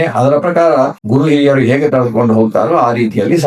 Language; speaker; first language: Kannada; native; Kannada